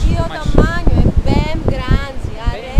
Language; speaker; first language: Portuguese; non-native, learner; Greek